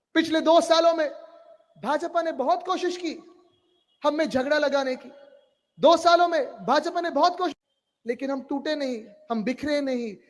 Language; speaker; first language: Hindi; non-native, local second language; Marathi